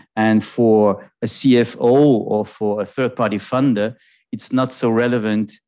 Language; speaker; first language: English; non-native, fluent; German